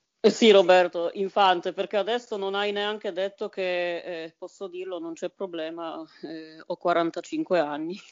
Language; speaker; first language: Italian; non-native, fluent; Polish